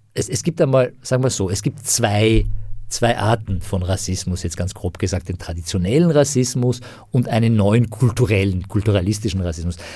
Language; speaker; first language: German; non-native, fluent; Persian